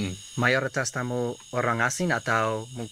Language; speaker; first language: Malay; non-native, learner; English